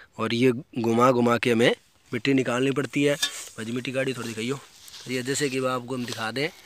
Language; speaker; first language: Hindi; native; Hindi